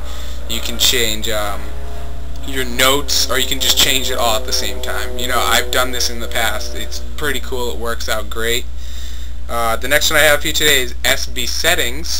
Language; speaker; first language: English; native; English